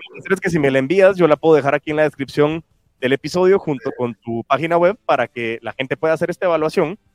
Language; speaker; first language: Spanish; native; Spanish